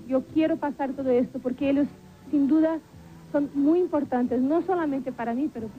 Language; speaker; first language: Spanish; non-native, fluent; Portuguese